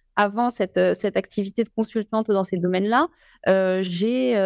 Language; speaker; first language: French; native; French